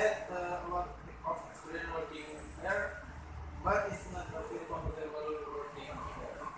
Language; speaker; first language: English; non-native, learner; Indonesian